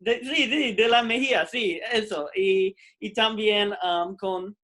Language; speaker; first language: Spanish; non-native, fluent; English